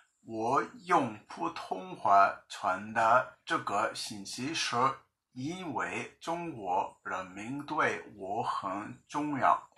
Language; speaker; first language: Chinese; non-native, learner; English